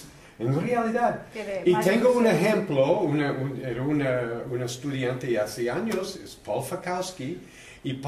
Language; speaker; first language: Spanish; non-native, learner; English